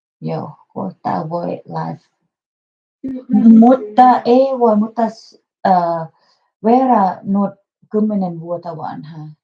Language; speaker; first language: Finnish; non-native, learner; Thai